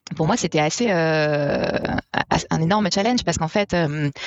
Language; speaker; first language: French; native; French